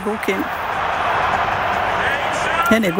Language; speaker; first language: Danish; non-native, fluent; Portuguese